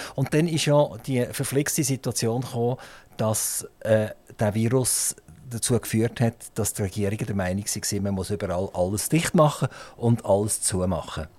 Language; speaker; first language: German; native; German